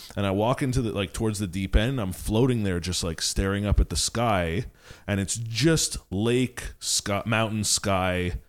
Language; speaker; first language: English; native; English